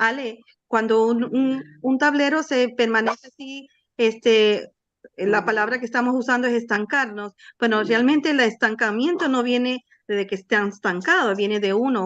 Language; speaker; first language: Spanish; native; Spanish